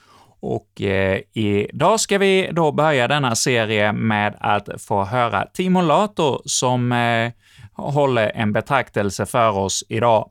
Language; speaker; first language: Swedish; native; Swedish